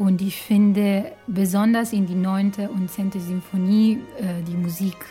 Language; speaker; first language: German; non-native, learner; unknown